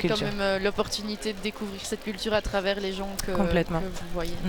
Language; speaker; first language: French; native; French